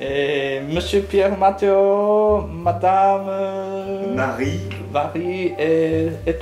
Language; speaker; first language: French; non-native, fluent; Japanese